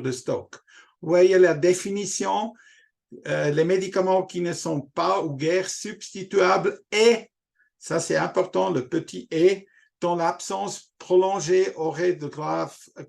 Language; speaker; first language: French; non-native, local second language; German